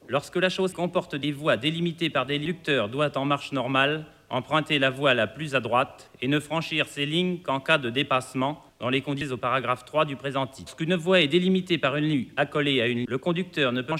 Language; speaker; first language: French; native; French